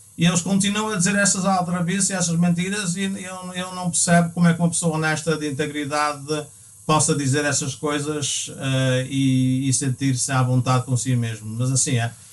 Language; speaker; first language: Portuguese; early bilingual, other home language; English